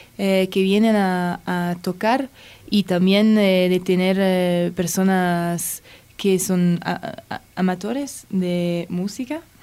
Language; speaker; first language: Spanish; early bilingual, heritage; English